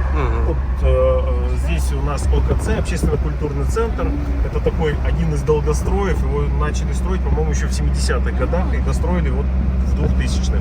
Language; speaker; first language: Russian; native; Russian